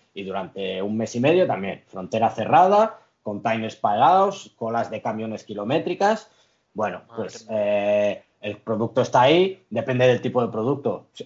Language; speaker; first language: Spanish; early bilingual, other home language; Arabic